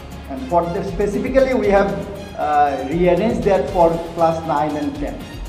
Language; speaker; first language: English; non-native, local second language; Bangla